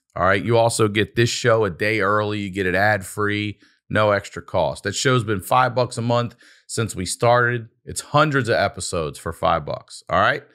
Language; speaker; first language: English; native; English